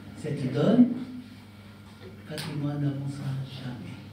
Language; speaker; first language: French; non-native, local second language; Arabic